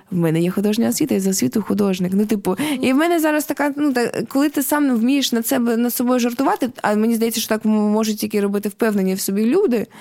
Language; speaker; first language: Ukrainian; non-native, local second language; Russian